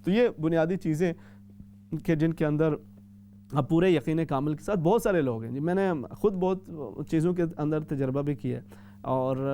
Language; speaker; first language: Urdu; native; Urdu